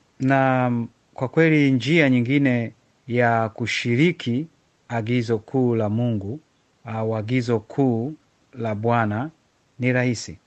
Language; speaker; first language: Swahili; non-native, local second language; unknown